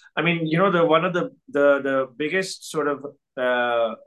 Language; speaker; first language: English; non-native, local second language; Urdu